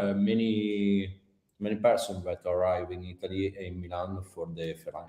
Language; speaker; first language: English; non-native, learner; Italian